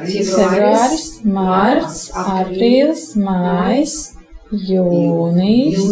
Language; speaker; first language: Latvian; non-native, local second language; Russian